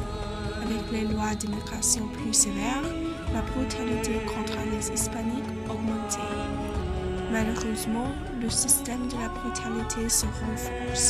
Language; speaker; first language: French; non-native, learner; English